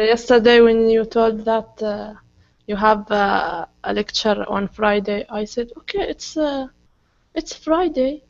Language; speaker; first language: English; non-native, learner; Arabic